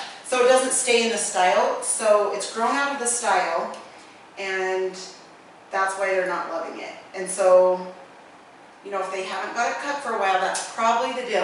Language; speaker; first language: English; native; English